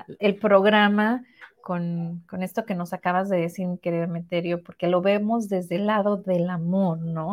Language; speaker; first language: Spanish; native; Spanish